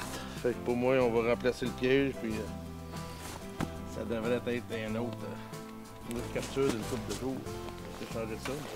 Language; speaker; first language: French; native; French